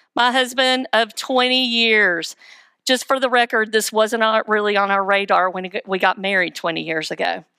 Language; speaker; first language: English; native; English